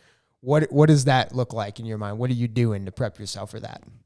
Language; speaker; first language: English; native; English